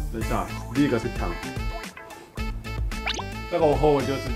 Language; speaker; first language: Chinese; non-native, fluent; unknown